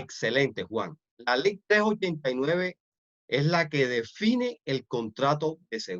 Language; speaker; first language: Spanish; native; Spanish